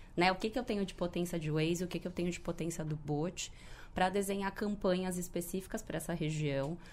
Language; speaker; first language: Portuguese; native; Portuguese